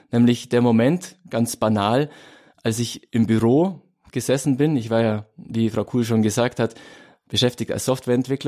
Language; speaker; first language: German; native; German